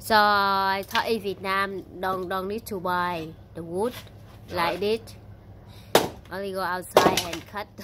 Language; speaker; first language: English; non-native, learner; Vietnamese